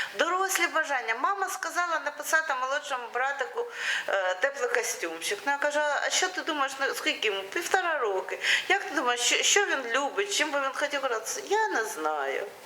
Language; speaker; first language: Ukrainian; non-native, local second language; Russian